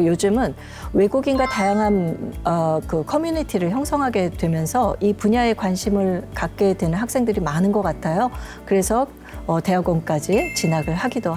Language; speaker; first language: Korean; native; Korean